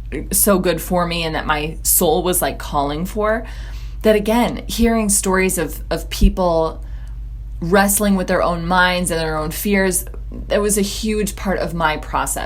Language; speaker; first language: English; native; English